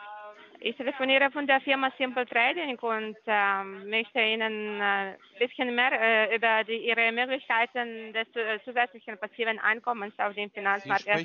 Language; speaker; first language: German; non-native, learner; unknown